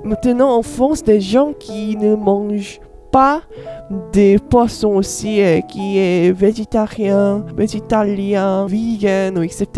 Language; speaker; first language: French; non-native, learner; Korean